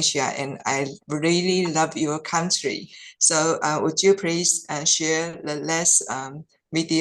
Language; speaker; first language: English; non-native, fluent; Chinese